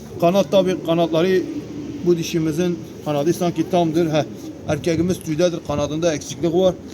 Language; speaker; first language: Turkish; native; Turkish